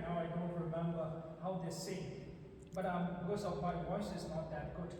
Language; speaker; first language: English; non-native, fluent; Tibetan